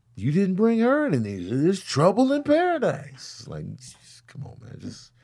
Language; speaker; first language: English; early bilingual, other home language; Yoruba